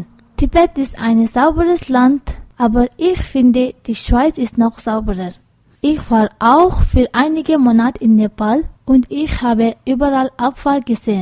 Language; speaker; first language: German; non-native, learner; Tibetan